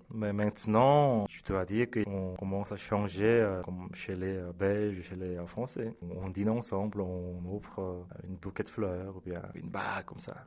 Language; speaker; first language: French; early bilingual, other home language; Korean